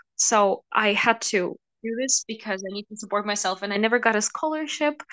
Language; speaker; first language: English; non-native, fluent; Russian